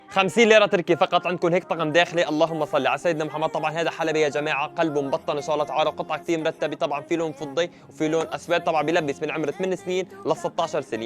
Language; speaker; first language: Arabic; native; Arabic